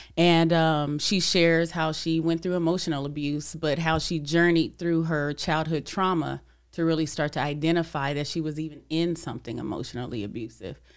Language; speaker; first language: English; native; English